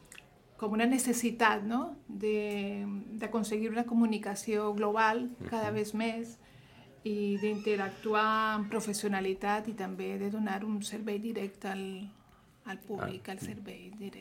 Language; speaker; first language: Catalan; non-native, local second language; Spanish